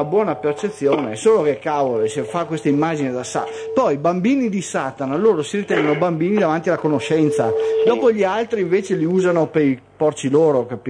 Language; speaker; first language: Italian; native; Italian